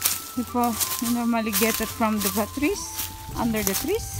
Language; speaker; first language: English; non-native, local second language; Filipino